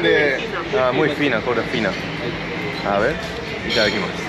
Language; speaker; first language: Spanish; non-native, fluent; Japanese